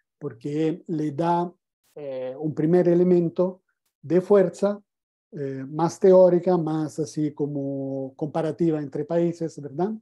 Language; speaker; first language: Spanish; non-native, fluent; Italian